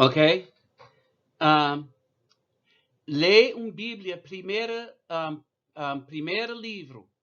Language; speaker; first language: Portuguese; non-native, learner; English